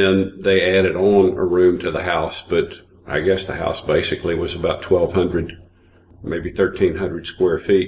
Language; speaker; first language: English; native; English